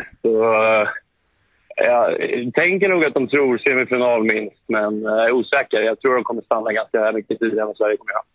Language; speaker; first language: Swedish; native; Swedish